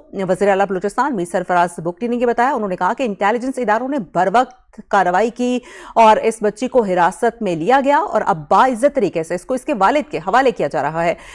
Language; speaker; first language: Urdu; native; Urdu